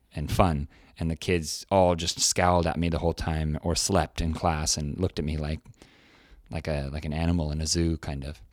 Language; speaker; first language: English; native; English